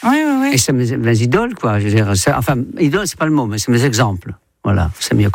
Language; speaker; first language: French; non-native, fluent; Dutch